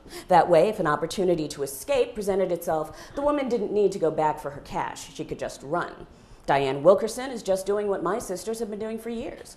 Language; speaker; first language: English; native; English